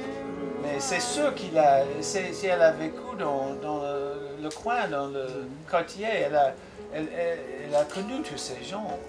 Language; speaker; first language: French; non-native, fluent; English